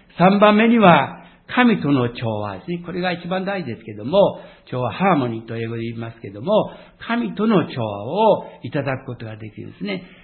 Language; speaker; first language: Japanese; native; Japanese